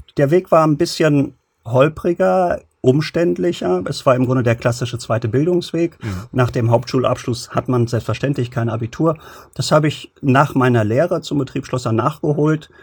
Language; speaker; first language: German; early bilingual, other home language; Turkish